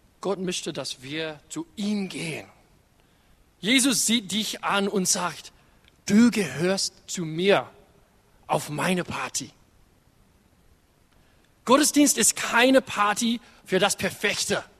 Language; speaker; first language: German; non-native, learner; English